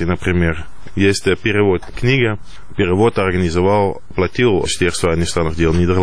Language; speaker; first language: Russian; non-native, fluent; Dutch